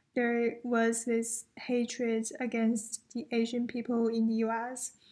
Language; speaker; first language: English; non-native, fluent; Chinese